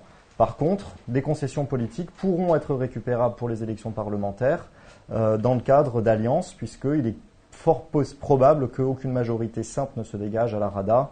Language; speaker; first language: French; native; French